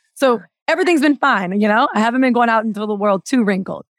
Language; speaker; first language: English; native; English